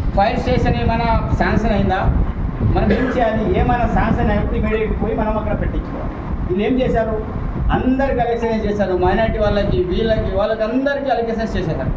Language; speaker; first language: Telugu; non-native, local second language; Gondi